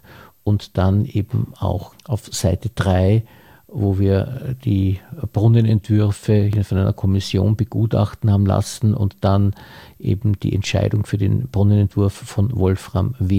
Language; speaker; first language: German; native; German